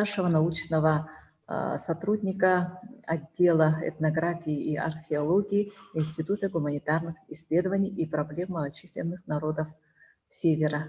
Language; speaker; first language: Russian; native; Russian